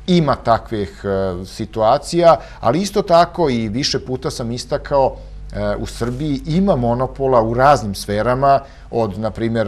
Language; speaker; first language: Serbian; native; Serbian